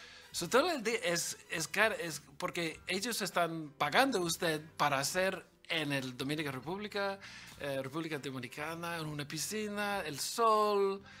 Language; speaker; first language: Spanish; early bilingual, other home language; English